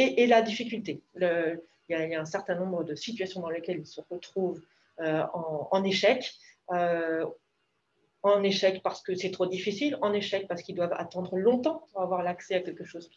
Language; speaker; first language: French; native; French